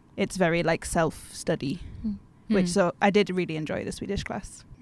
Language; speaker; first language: English; native; English